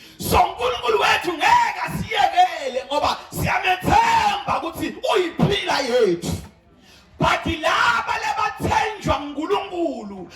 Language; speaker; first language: Zulu; non-native, local second language; Swati